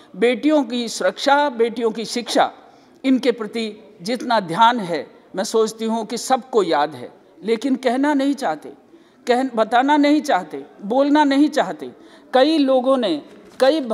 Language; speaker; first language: Hindi; native; Hindi